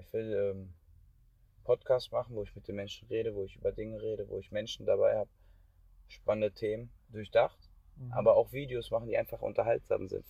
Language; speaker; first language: German; native; German